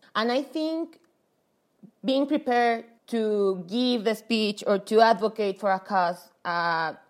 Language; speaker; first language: English; non-native, fluent; Spanish